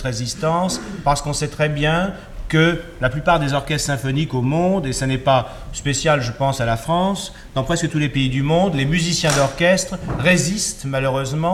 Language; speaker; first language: French; native; French